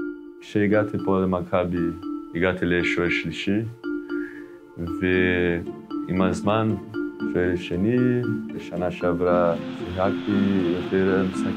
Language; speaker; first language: Hebrew; non-native, learner; Portuguese